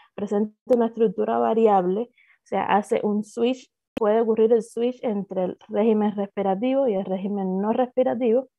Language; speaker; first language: Spanish; native; Spanish